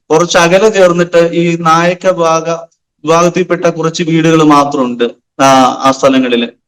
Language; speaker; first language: Malayalam; non-native, local second language; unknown